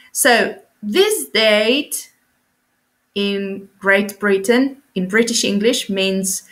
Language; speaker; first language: English; non-native, fluent; Italian